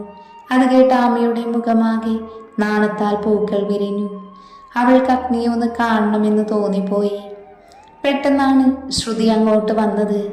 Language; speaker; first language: Malayalam; native; Malayalam